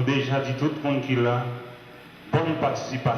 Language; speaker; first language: French; non-native, learner; Haitian Creole